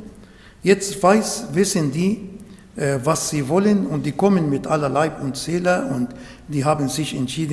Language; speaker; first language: German; non-native, fluent; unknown